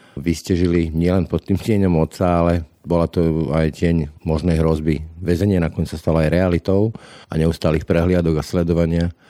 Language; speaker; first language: Slovak; native; Slovak